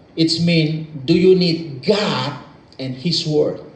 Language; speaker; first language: English; non-native, learner; Indonesian